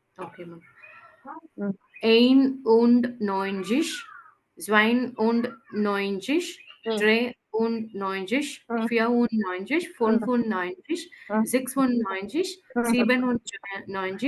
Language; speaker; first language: German; non-native, learner; Tamil